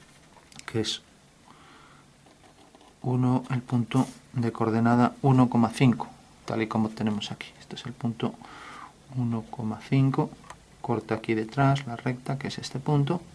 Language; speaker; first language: Spanish; native; Spanish